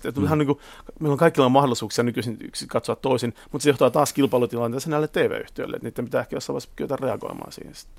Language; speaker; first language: Finnish; native; Finnish